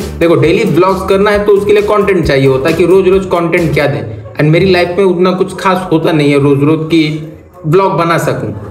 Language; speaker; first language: Hindi; native; Hindi